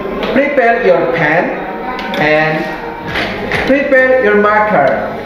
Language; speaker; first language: English; non-native, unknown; Indonesian